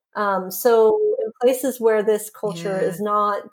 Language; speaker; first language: English; non-native, fluent; Swedish